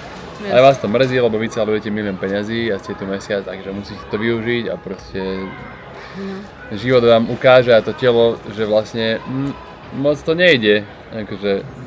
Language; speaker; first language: Slovak; native; Slovak